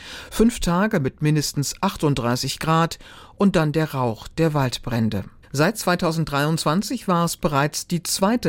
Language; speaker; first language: German; native; German